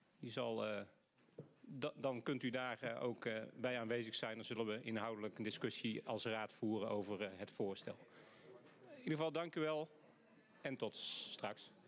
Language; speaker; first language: Dutch; native; Dutch